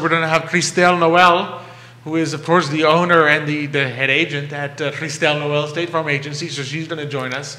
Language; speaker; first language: English; native; English